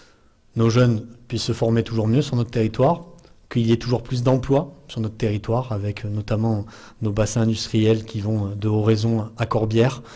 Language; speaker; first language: French; native; French